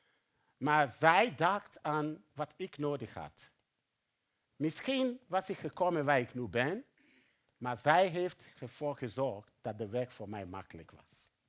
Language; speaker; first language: Dutch; non-native, fluent; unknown